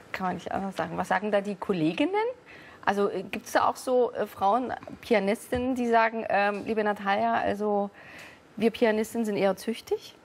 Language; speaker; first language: German; native; German